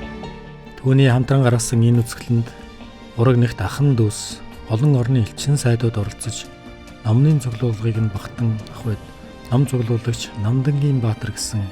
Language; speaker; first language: Mongolian; native; Mongolian